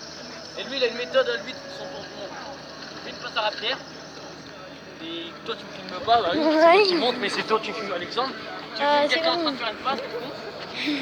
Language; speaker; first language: French; native; French